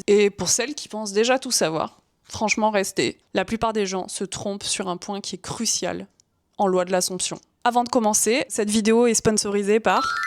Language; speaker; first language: French; native; French